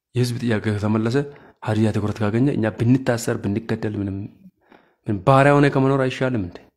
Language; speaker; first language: Amharic; non-native, local second language; Hadiyya